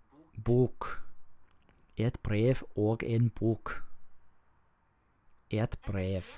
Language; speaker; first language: Norwegian; non-native, learner; English